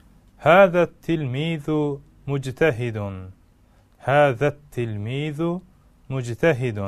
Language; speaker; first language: Arabic; non-native, fluent; Uzbek